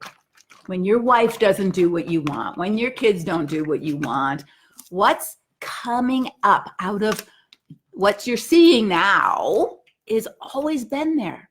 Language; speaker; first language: English; native; English